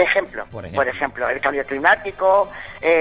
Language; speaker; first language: Spanish; native; Spanish